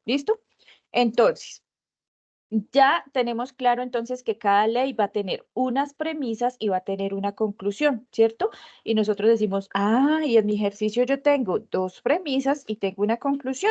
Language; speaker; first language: Spanish; native; Spanish